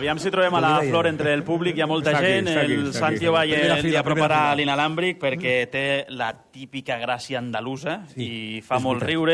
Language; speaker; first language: Catalan; native; Catalan